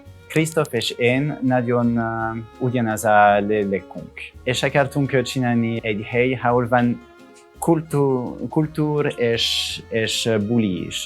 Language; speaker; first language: Hungarian; non-native, learner; French